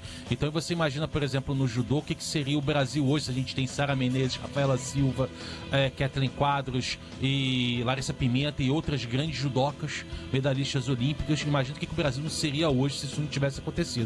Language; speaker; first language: Portuguese; native; Portuguese